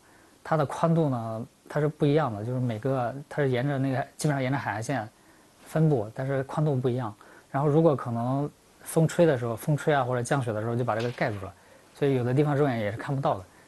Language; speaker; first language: Chinese; native; Chinese